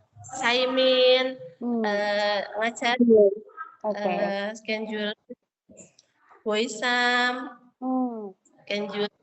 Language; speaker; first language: Cantonese; non-native, learner; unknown